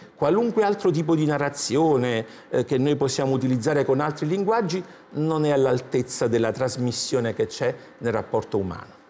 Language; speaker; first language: Italian; native; Italian